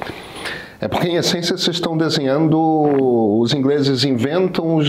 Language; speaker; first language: Portuguese; native; Portuguese